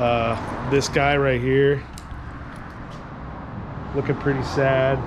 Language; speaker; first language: English; native; English